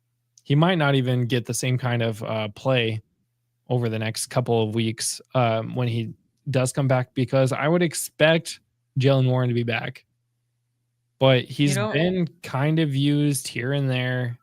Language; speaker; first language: English; native; English